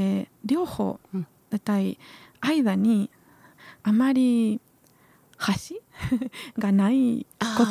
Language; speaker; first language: Japanese; non-native, learner; Spanish